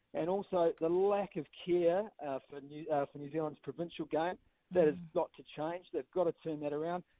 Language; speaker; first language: English; native; English